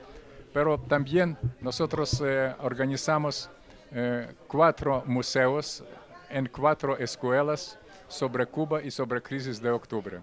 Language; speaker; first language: Spanish; non-native, fluent; Russian